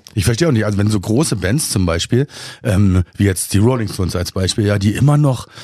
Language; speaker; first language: German; native; German